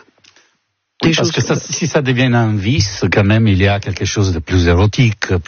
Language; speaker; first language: French; non-native, fluent; Italian